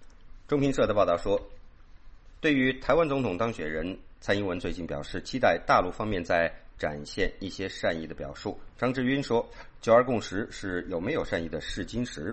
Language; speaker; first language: Chinese; native; Chinese